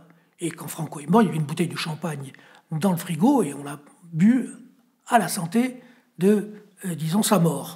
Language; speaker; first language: French; native; French